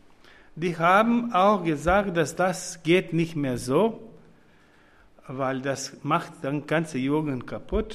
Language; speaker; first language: German; non-native, fluent; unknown